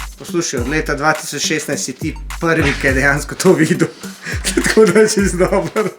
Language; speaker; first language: Slovenian; native; Slovenian